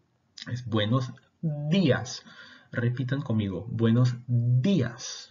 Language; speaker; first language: Spanish; non-native, fluent; Portuguese